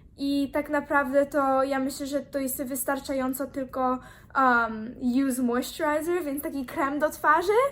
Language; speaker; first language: Polish; early bilingual, heritage; Polish